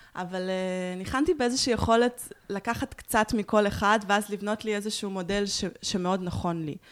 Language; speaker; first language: Hebrew; native; Hebrew